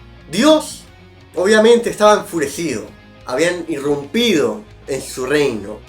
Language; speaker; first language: Spanish; native; Spanish